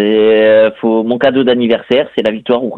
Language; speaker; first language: French; native; French